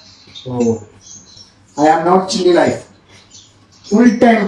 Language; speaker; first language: English; non-native, local second language; Malayalam